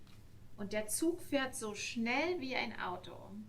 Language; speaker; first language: German; non-native, fluent; English